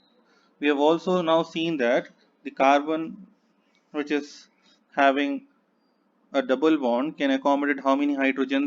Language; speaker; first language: English; non-native, local second language; Hindi